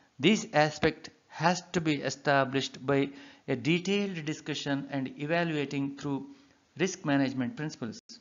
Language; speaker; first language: English; non-native, local second language; Telugu